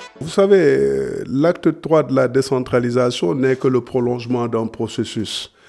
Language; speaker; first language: French; non-native, local second language; Serer